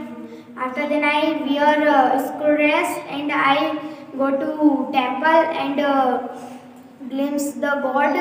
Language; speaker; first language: English; non-native, learner; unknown